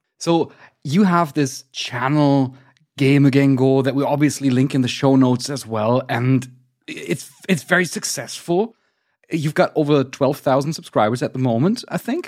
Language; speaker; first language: English; non-native, fluent; German